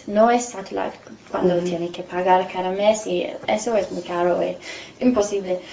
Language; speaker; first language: Spanish; non-native, learner; English